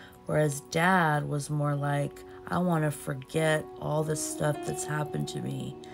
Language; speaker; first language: English; early bilingual, other home language; Portuguese